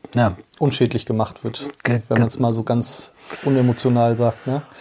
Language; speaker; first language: German; native; German